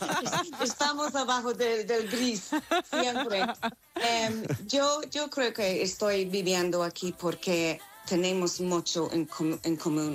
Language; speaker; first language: Spanish; non-native, fluent; English